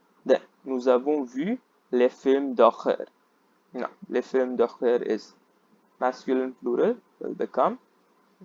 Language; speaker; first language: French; non-native, fluent; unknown